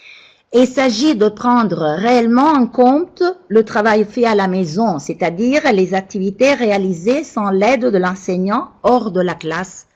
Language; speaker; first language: French; non-native, fluent; Italian